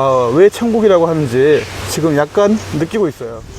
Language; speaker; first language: Korean; native; Korean